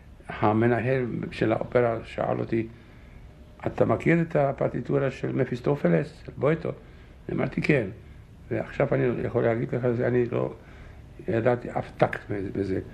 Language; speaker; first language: Hebrew; non-native, fluent; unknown